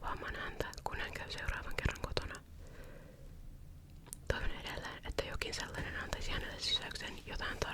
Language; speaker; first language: Finnish; native; Finnish